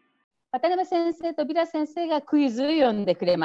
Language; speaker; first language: Japanese; native; Japanese